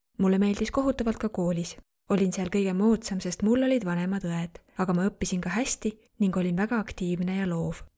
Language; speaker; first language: Estonian; non-native, fluent; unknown